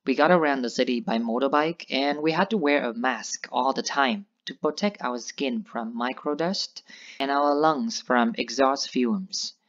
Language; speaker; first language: English; non-native, fluent; Vietnamese